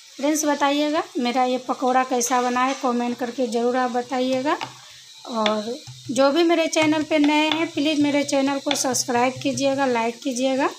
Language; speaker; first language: Hindi; native; Hindi